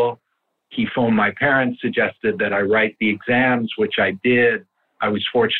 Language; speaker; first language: English; early bilingual, other home language; Italian